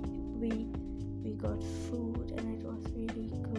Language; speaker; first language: English; non-native, fluent; German